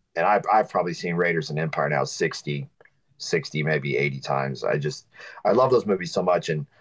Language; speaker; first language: English; native; English